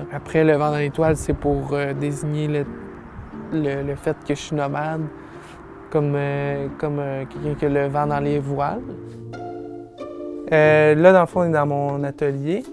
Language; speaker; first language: French; native; French